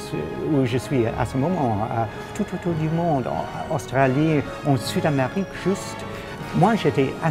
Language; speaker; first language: French; non-native, fluent; English